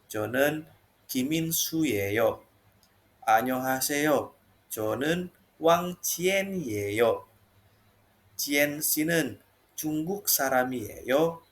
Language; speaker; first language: Korean; non-native, fluent; Indonesian